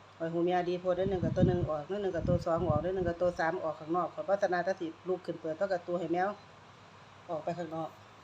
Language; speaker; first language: Thai; native; Thai